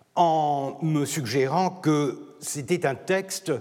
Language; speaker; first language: French; non-native, fluent; Turkish